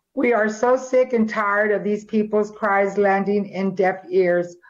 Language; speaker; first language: English; native; English